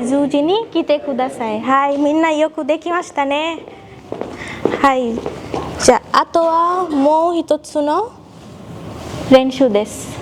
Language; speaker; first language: Japanese; non-native, fluent; Bangla